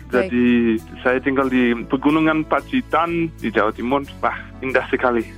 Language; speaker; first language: Indonesian; non-native, fluent; English